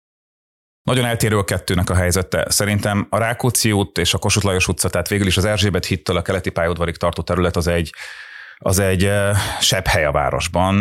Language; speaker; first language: Hungarian; native; Hungarian